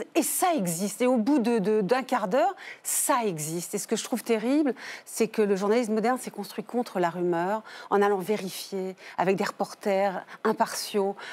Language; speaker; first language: French; native; French